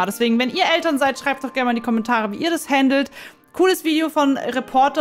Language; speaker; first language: German; native; German